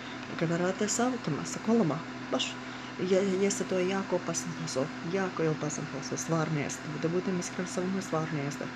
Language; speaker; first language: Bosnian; early bilingual, heritage; Bosnian